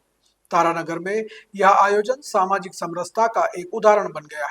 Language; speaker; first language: Hindi; native; Hindi